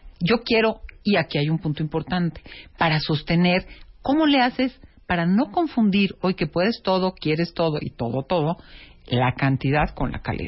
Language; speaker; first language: Spanish; native; Spanish